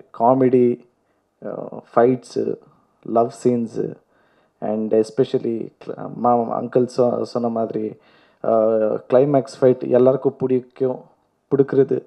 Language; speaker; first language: Tamil; non-native, learner; Kannada